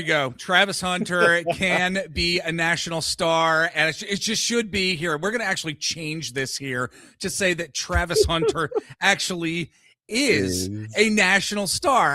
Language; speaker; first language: English; native; English